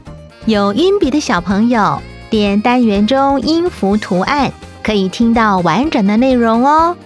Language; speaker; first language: Chinese; native; Chinese